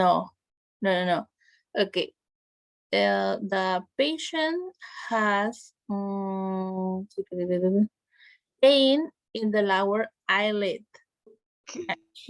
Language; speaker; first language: English; non-native, learner; Spanish